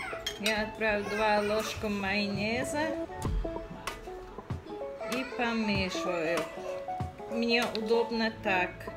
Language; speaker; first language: Russian; non-native, learner; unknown